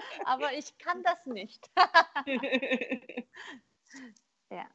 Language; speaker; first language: German; non-native, learner; Korean